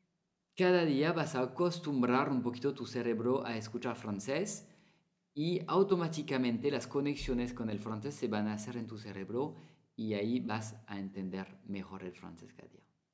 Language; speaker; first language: Spanish; non-native, fluent; French